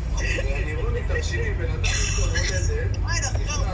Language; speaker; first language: Hebrew; native; Hebrew